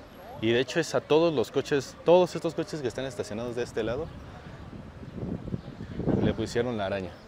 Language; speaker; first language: Spanish; native; Spanish